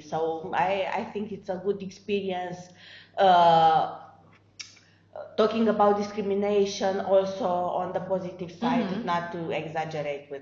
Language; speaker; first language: English; non-native, fluent; Romanian